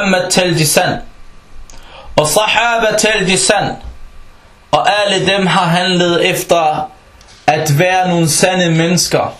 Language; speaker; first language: Danish; early bilingual, other home language; Arabic